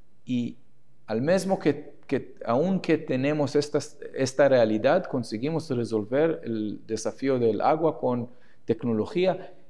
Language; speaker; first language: Spanish; non-native, fluent; Hebrew